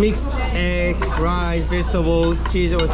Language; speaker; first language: English; non-native, learner; Korean